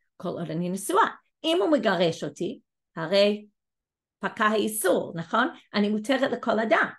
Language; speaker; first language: Hebrew; non-native, fluent; English